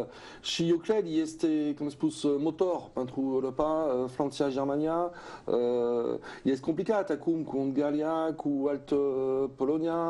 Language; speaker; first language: Romanian; non-native, learner; French